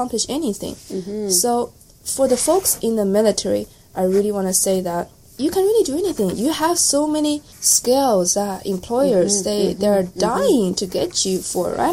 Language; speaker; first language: English; non-native, fluent; Chinese